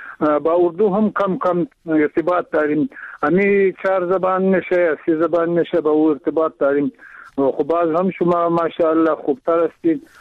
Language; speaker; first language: Persian; non-native, local second language; Pashto